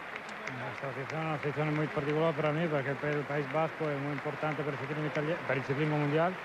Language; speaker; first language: Spanish; non-native, learner; Italian